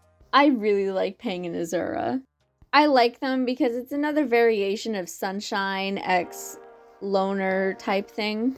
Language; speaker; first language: English; native; English